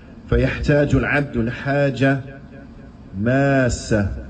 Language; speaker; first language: Arabic; non-native, fluent; English